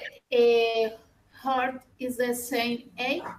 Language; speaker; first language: English; non-native, learner; Spanish